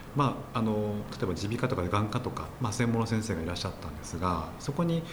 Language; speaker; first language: Japanese; native; Japanese